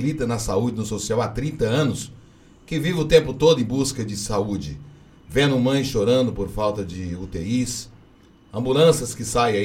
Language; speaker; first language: Portuguese; native; Portuguese